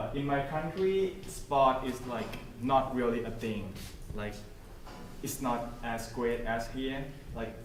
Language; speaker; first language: English; non-native, learner; Thai